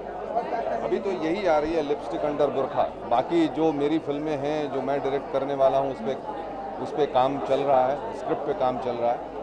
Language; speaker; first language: Hindi; native; Hindi